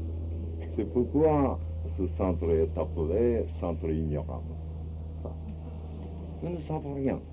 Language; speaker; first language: French; non-native, fluent; Japanese